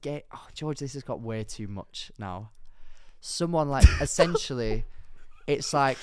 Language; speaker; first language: English; native; English